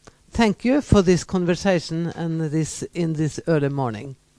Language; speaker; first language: English; non-native, fluent; Norwegian